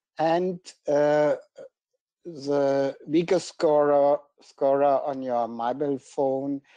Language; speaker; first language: English; non-native, fluent; German